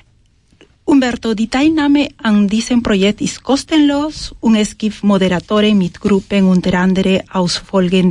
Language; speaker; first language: German; non-native, fluent; Spanish